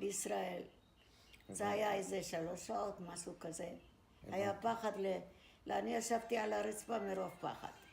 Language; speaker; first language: Hebrew; non-native, fluent; Arabic